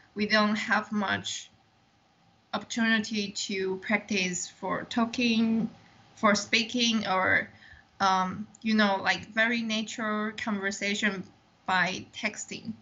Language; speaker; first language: English; non-native, fluent; Chinese